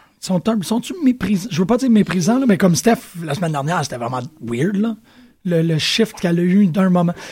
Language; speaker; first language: French; native; French